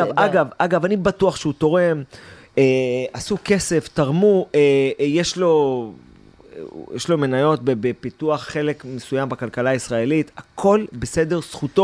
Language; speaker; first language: Hebrew; native; Hebrew